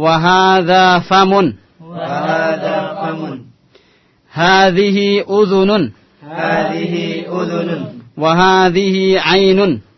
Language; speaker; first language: Arabic; non-native, fluent; Indonesian